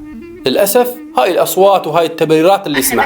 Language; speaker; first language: Arabic; native; Arabic